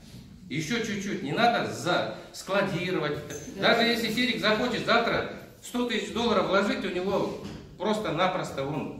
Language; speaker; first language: Russian; non-native, local second language; Kazakh